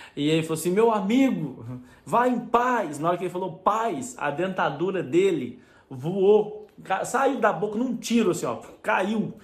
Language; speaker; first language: Portuguese; native; Portuguese